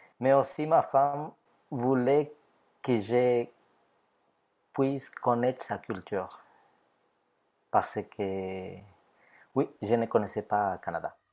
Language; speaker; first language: French; non-native, fluent; Spanish